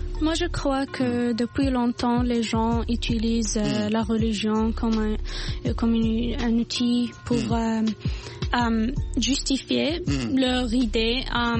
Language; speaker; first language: French; non-native, fluent; English